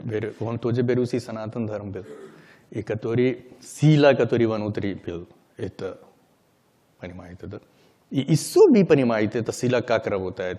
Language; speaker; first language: Russian; non-native, learner; Hindi